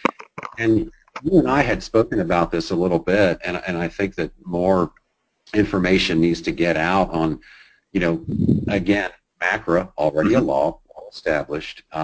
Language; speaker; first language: English; native; English